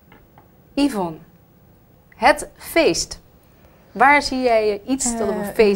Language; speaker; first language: Dutch; native; Dutch